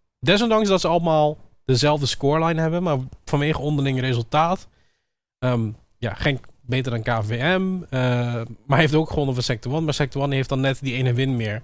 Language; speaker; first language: Dutch; native; Dutch